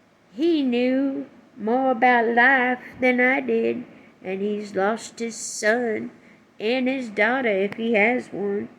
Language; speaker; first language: English; native; English